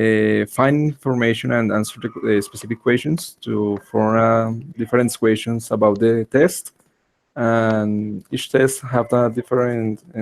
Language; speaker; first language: English; non-native, learner; Spanish